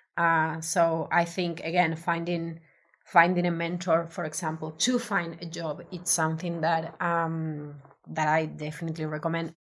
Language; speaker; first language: English; non-native, fluent; Spanish